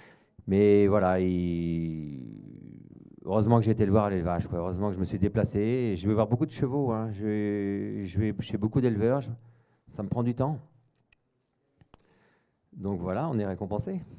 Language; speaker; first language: French; native; French